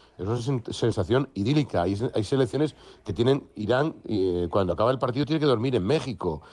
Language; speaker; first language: Spanish; native; Spanish